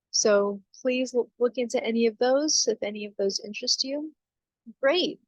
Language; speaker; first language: English; native; English